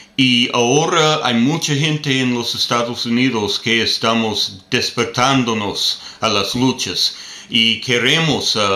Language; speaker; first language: Spanish; non-native, learner; English